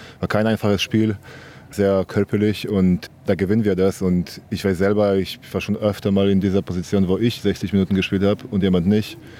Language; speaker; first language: German; non-native, fluent; Polish